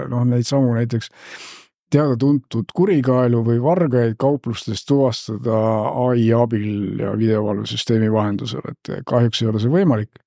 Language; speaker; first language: Estonian; native; Estonian